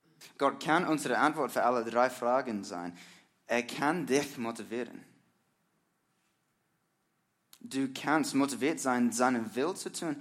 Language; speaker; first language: German; non-native, learner; English